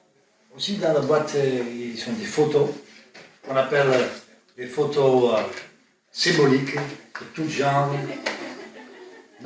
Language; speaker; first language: French; non-native, fluent; Dutch